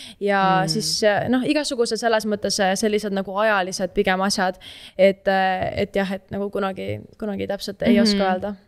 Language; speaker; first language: Estonian; native; Estonian